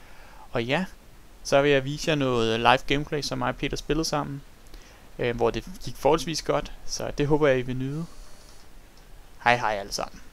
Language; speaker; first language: Danish; native; Danish